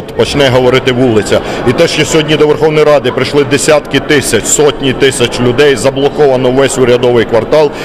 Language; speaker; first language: Ukrainian; native; Ukrainian